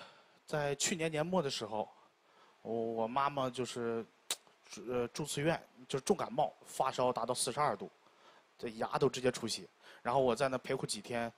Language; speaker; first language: Chinese; native; Chinese